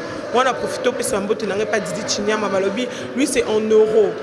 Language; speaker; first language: French; non-native, local second language; Lingala